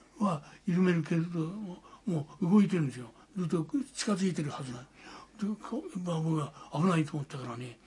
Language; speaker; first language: Japanese; native; Japanese